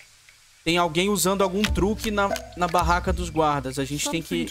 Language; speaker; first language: Portuguese; native; Portuguese